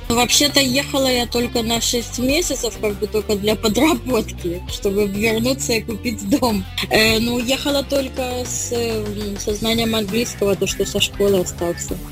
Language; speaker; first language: Russian; native; Russian